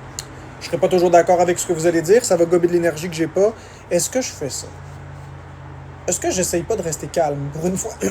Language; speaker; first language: French; native; French